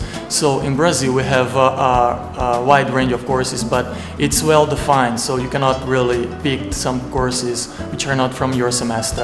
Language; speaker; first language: English; non-native, fluent; Portuguese